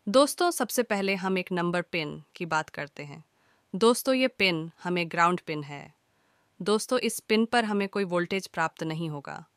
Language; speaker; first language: Hindi; native; Hindi